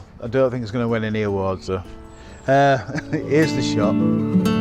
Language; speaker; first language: English; native; English